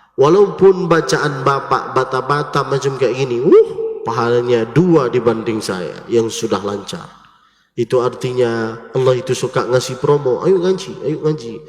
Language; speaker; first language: Malay; non-native, fluent; Arabic